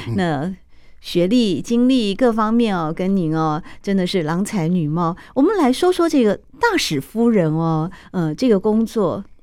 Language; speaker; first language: Chinese; native; Chinese